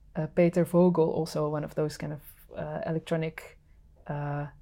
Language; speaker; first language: English; non-native, fluent; Dutch